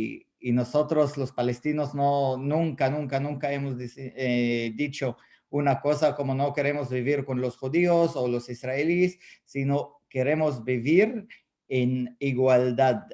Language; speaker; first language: Spanish; non-native, fluent; Arabic